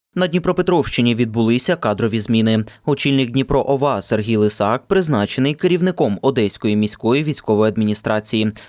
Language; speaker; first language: Ukrainian; native; Ukrainian